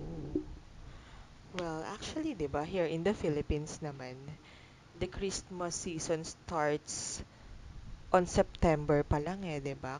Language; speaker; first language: English; non-native, local second language; Filipino